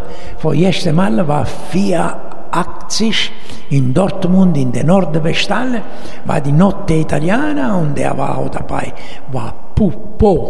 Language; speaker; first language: German; non-native, learner; Italian